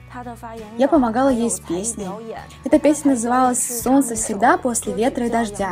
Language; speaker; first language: Russian; non-native, fluent; Chinese